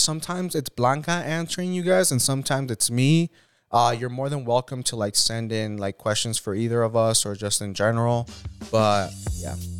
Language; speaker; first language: English; early bilingual, other home language; Spanish